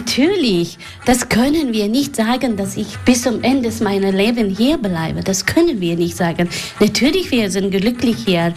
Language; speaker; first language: German; non-native, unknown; Persian